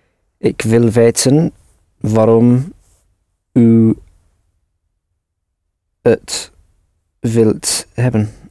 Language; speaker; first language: Dutch; non-native, learner; English